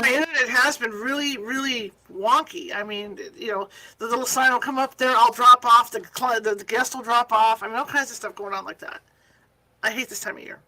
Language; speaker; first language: English; native; English